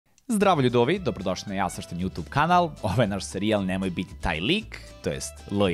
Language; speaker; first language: Serbian; native; Serbian